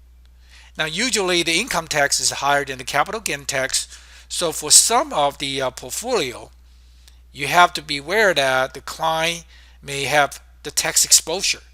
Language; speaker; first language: English; non-native, fluent; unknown